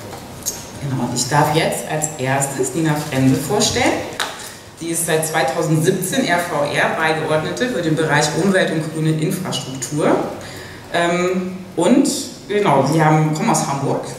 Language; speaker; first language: German; native; German